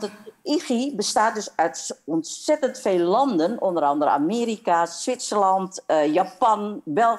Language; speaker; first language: Dutch; non-native, fluent; Indonesian